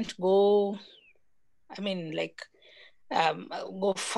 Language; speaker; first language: English; non-native, local second language; Kikuyu